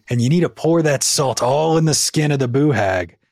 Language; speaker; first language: English; native; English